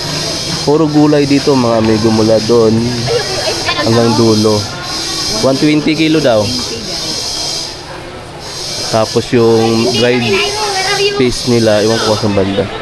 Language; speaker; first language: Filipino; non-native, local second language; Waray